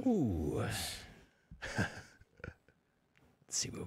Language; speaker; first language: English; native; English